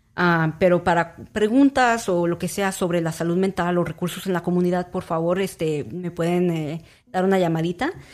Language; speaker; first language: Spanish; early bilingual, heritage; Spanish